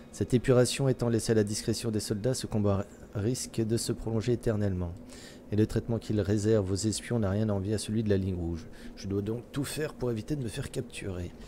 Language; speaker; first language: French; native; French